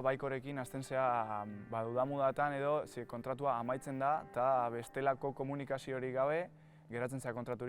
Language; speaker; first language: Basque; native; Basque